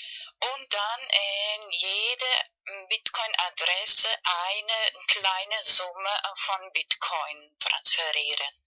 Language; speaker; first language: German; non-native, learner; Spanish